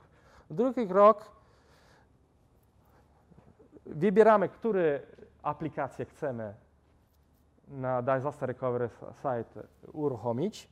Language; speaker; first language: Polish; non-native, fluent; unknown